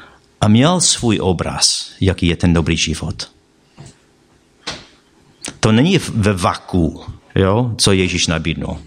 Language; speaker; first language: Czech; non-native, fluent; English